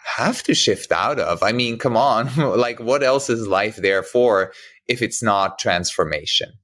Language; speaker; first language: English; non-native, fluent; German